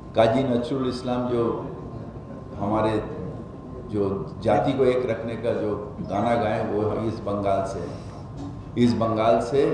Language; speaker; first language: Hindi; non-native, local second language; Bangla